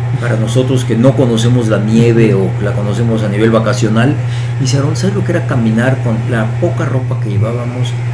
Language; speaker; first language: Spanish; early bilingual, other home language; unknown